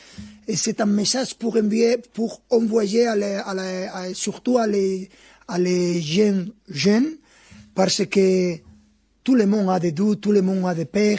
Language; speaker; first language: French; non-native, fluent; Spanish